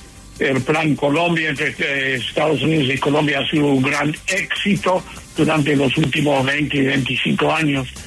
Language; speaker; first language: Spanish; non-native, fluent; English